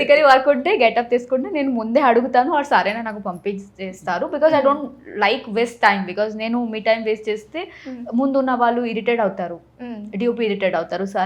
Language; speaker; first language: Telugu; non-native, fluent; Odia